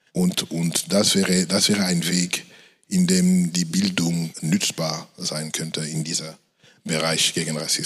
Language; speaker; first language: German; non-native, fluent; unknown